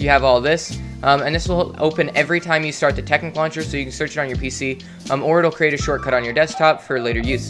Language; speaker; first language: English; native; English